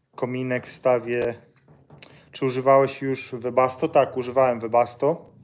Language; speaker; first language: Polish; native; Polish